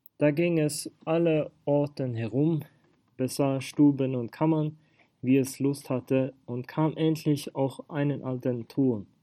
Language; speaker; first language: German; non-native, fluent; Swedish